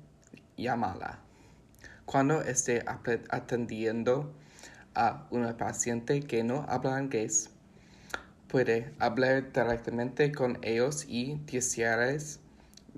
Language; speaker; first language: Spanish; non-native, learner; English